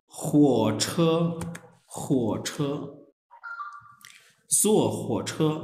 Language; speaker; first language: Chinese; non-native, fluent; Urdu